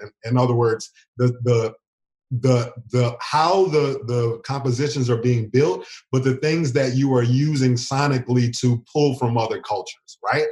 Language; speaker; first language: English; native; English